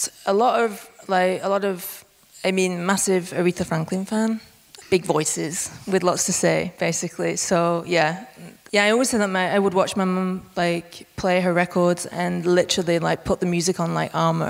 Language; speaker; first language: English; native; English